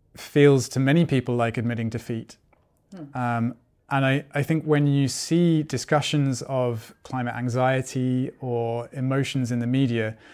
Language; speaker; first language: English; native; English